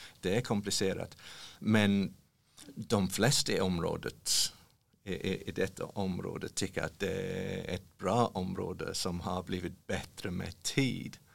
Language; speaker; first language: Swedish; non-native, fluent; English